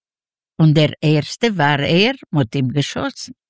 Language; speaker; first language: German; non-native, learner; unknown